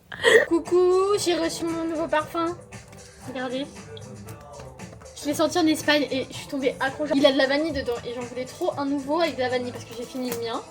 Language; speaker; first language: French; native; French